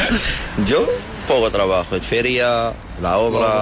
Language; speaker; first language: Spanish; non-native, learner; Arabic